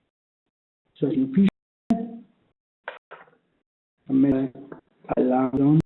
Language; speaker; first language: French; non-native, learner; Spanish